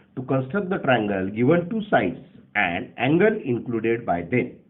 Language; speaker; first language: English; non-native, local second language; Marathi